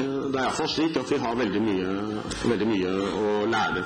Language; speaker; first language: Norwegian; native; Norwegian